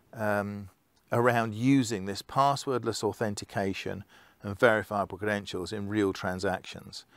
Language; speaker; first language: English; native; English